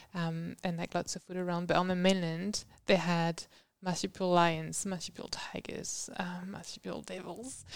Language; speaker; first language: English; non-native, fluent; French